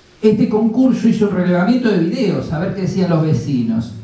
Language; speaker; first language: Spanish; native; Spanish